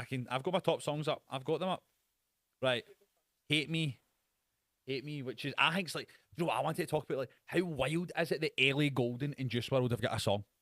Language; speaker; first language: English; native; English